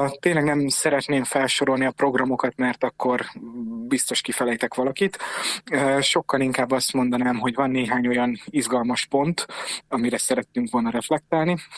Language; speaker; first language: Hungarian; native; Hungarian